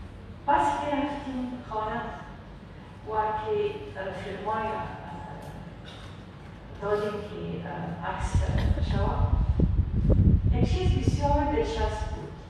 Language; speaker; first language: Persian; non-native, learner; Arabic